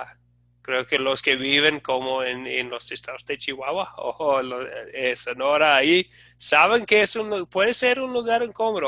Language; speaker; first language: Spanish; non-native, fluent; English